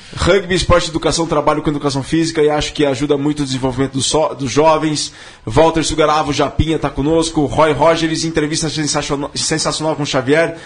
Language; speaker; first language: Portuguese; native; Portuguese